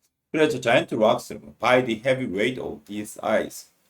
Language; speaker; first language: English; non-native, fluent; Korean